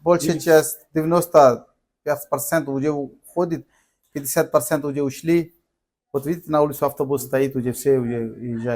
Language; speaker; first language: Russian; non-native, learner; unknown